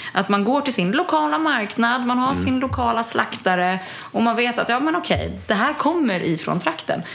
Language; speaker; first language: Swedish; early bilingual, other home language; German